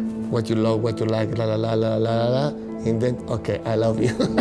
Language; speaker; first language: English; non-native, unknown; Italian